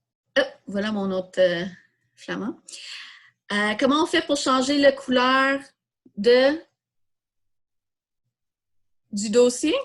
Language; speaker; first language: French; native; French